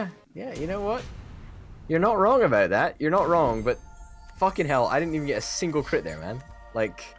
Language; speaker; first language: English; native; English